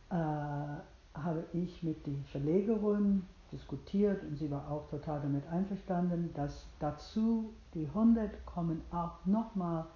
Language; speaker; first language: German; non-native, fluent; English